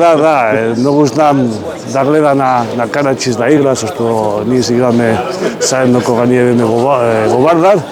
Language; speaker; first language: Macedonian; non-native, learner; Spanish